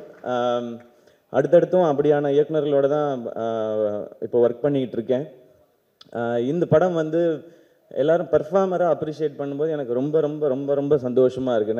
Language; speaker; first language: Tamil; native; Tamil